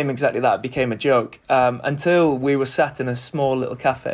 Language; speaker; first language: English; native; English